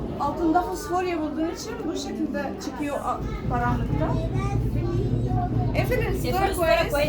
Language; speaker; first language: Turkish; non-native, learner; Arabic